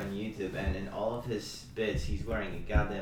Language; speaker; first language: English; non-native, fluent; Polish